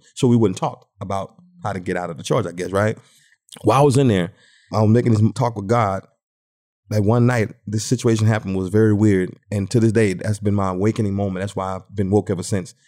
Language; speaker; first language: English; native; English